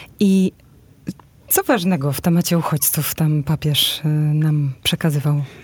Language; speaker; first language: Polish; native; Polish